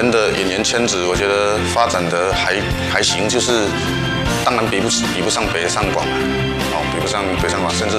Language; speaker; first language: Chinese; non-native, local second language; Min Nan Chinese